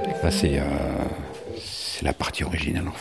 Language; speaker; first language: French; native; French